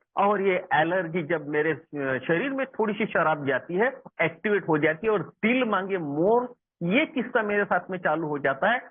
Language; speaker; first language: Hindi; non-native, local second language; Marathi